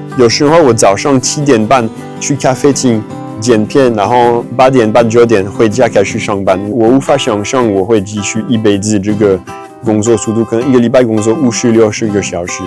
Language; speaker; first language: Chinese; non-native, fluent; French